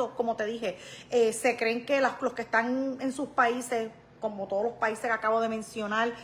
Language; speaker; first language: Spanish; native; Spanish